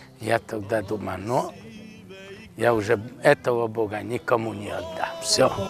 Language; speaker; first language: Russian; non-native, local second language; Romany